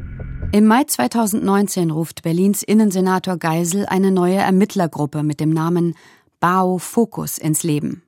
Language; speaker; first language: German; native; German